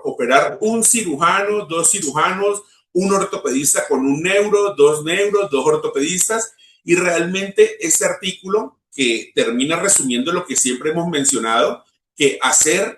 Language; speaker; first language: Spanish; native; Spanish